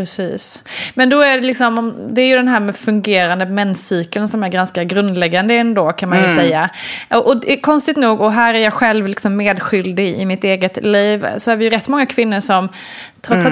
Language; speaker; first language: Swedish; native; Swedish